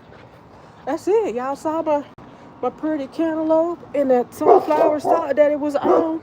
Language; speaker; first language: English; native; English